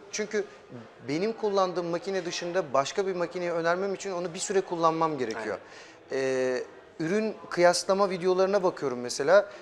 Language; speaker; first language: Turkish; early bilingual, heritage; German